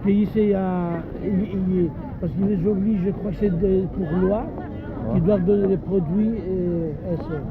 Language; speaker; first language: French; non-native, fluent; Spanish